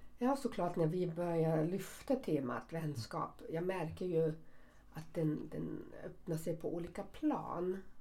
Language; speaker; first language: Swedish; early bilingual, other home language; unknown